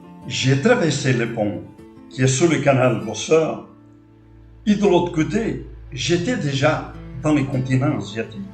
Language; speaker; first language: French; non-native, fluent; Portuguese